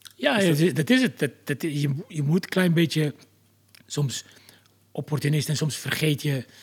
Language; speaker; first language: Dutch; non-native, fluent; Arabic